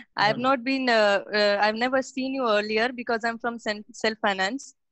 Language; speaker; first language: English; non-native, fluent; Persian